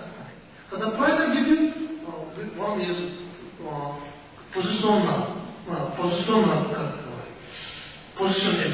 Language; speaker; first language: Russian; non-native, learner; Tibetan